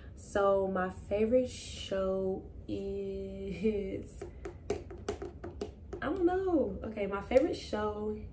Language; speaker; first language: English; native; English